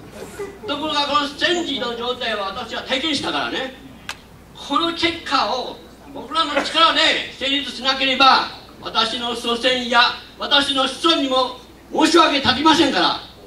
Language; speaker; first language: Japanese; non-native, local second language; Min Nan Chinese